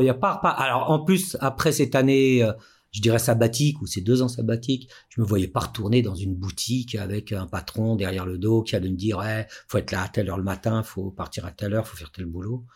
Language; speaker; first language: French; native; French